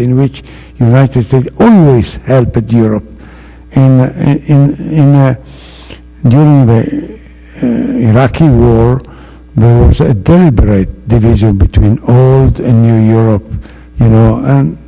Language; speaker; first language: English; non-native, fluent; Italian